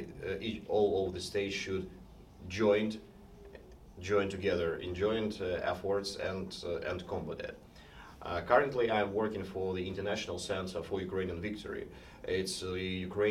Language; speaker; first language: English; non-native, fluent; Ukrainian